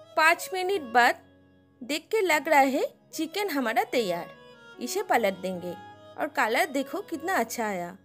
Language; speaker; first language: Hindi; non-native, local second language; Bangla